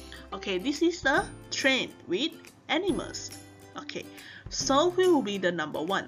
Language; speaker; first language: English; non-native, local second language; Chinese